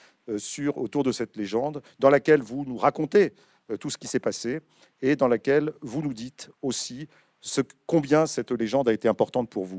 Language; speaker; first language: French; native; French